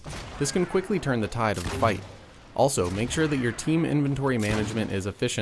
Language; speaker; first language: English; native; English